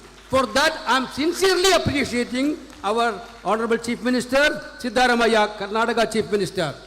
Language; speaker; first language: English; non-native, local second language; Malayalam